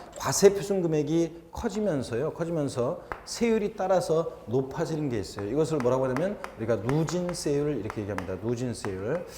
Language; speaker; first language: Korean; native; Korean